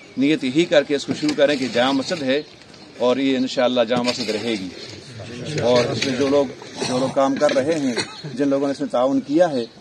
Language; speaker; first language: Urdu; non-native, local second language; Pashto